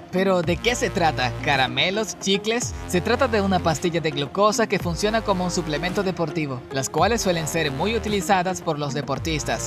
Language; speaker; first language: Spanish; native; Spanish